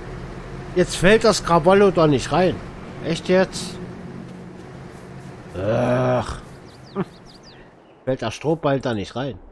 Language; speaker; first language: German; native; German